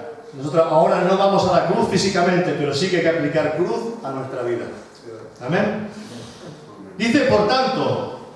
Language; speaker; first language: Spanish; native; Spanish